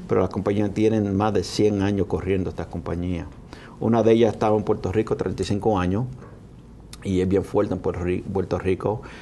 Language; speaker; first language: Spanish; early bilingual, heritage; Spanish